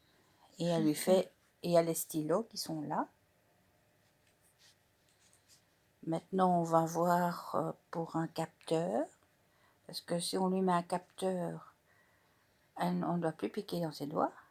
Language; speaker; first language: French; native; French